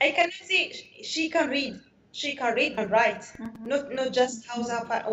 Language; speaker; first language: English; non-native, learner; Arabic